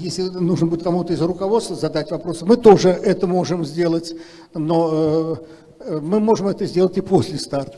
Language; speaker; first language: Russian; native; Russian